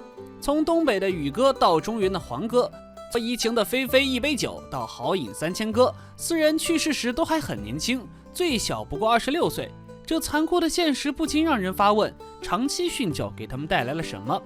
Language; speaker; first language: Chinese; native; Chinese